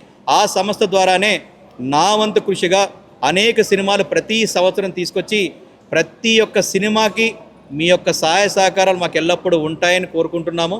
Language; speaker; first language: Telugu; native; Telugu